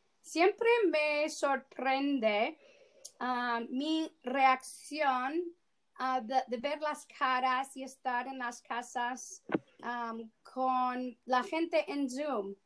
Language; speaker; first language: Spanish; non-native, fluent; English